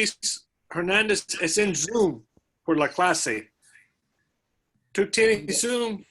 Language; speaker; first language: Spanish; non-native, learner; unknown